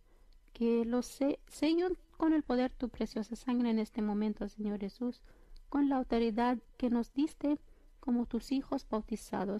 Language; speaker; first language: Spanish; non-native, fluent; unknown